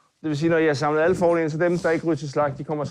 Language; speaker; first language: Danish; native; Danish